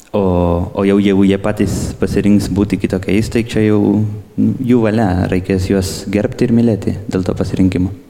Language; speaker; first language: Lithuanian; early bilingual, heritage; Lithuanian